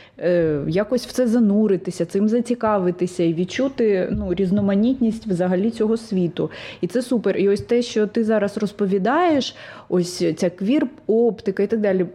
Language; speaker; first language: Ukrainian; non-native, local second language; Russian